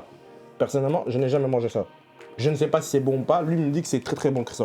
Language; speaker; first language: French; native; French